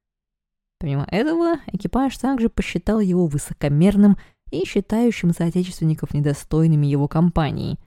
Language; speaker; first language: Russian; native; Russian